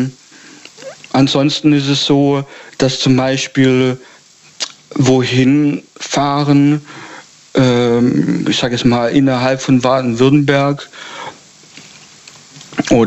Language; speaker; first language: German; native; German